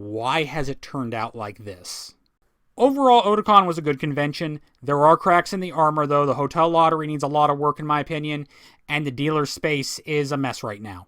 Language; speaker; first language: English; native; English